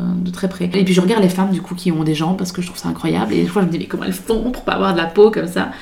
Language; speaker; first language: French; native; French